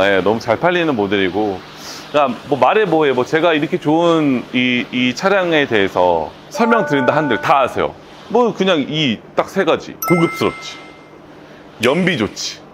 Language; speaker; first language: Korean; native; Korean